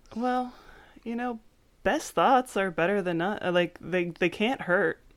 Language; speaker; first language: English; native; English